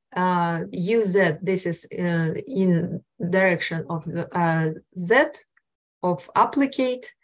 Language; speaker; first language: English; non-native, fluent; Russian